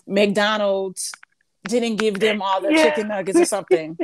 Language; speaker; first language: English; native; English